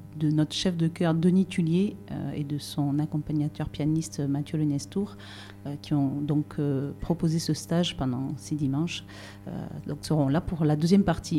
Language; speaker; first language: French; native; French